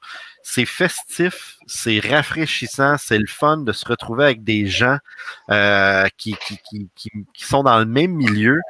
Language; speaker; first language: French; native; French